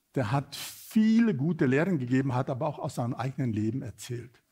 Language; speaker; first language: German; non-native, fluent; Afrikaans